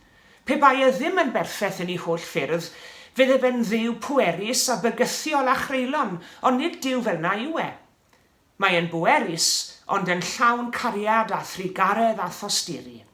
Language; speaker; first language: Welsh; native; Welsh